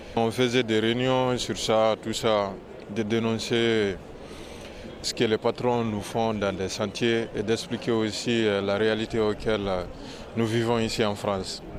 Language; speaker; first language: French; non-native, local second language; Fula